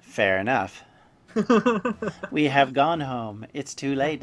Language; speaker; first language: English; native; English